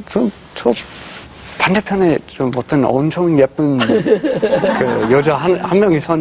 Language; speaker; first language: Korean; non-native, fluent; English